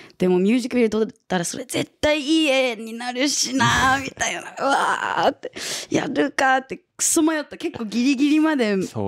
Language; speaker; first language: Japanese; early bilingual, other home language; English